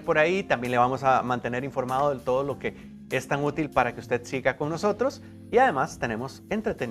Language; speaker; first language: Spanish; native; Spanish